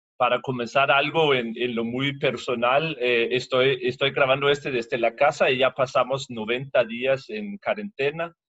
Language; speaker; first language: Spanish; non-native, fluent; Danish